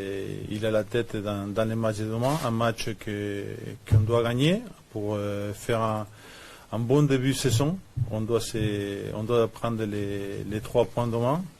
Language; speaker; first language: French; non-native, fluent; Spanish